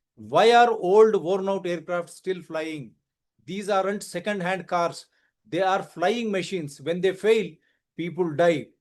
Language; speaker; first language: English; non-native, local second language; Telugu